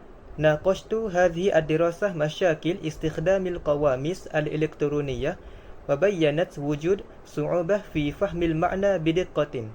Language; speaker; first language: Arabic; non-native, learner; Malay